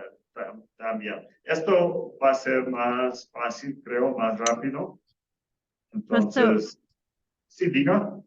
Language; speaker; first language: Spanish; non-native, fluent; English